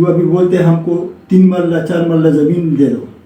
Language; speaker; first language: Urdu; non-native, local second language; Pashto